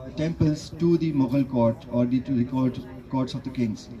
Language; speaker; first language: English; non-native, local second language; Pashto